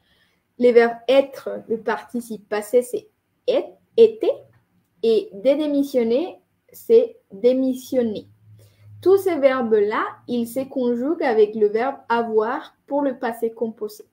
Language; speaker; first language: French; non-native, fluent; Spanish